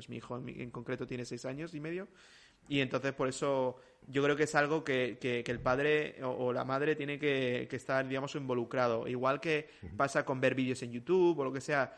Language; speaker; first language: Spanish; native; Spanish